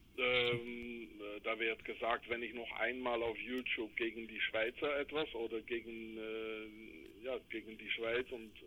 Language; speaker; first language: German; non-native, fluent; English